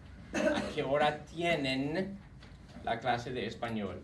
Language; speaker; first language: Spanish; non-native, fluent; English